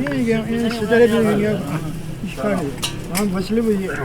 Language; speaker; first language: Persian; native; Persian